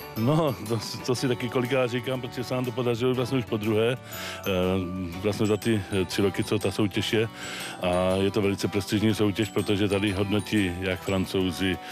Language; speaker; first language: Czech; native; Czech